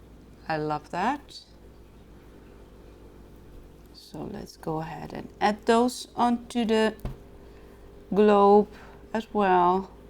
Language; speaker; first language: English; non-native, fluent; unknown